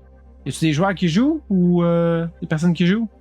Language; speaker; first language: French; native; French